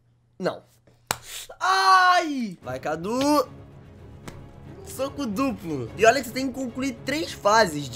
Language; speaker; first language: Portuguese; native; Portuguese